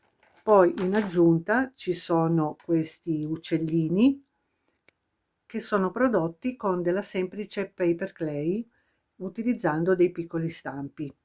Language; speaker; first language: Italian; native; Italian